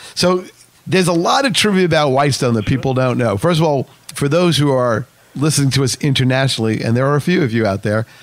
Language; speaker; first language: English; native; English